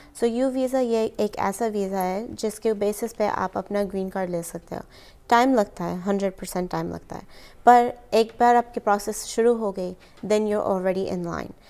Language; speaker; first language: Hindi; early bilingual, heritage; Hindi